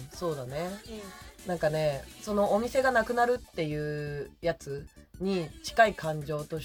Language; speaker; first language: Japanese; native; Japanese